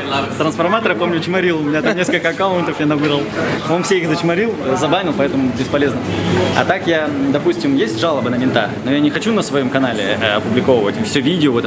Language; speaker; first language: Russian; native; Russian